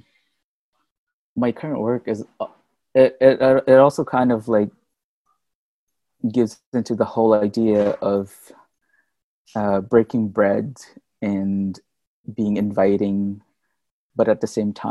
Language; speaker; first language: English; non-native, local second language; Filipino